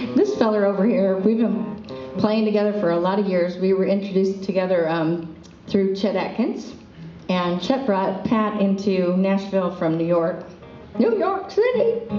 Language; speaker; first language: English; native; English